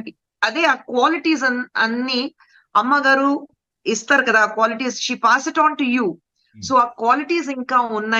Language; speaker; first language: Telugu; non-native, fluent; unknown